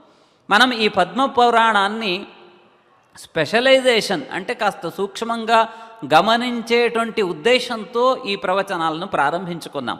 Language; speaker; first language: Telugu; native; Telugu